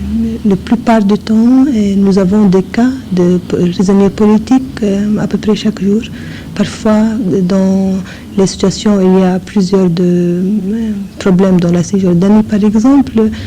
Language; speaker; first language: French; non-native, fluent; English